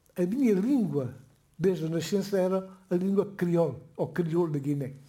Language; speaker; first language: Portuguese; non-native, local second language; Upper Guinea Crioulo